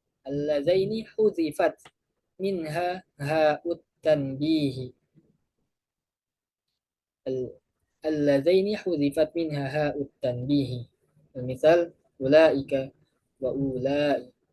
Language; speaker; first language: Arabic; non-native, fluent; Indonesian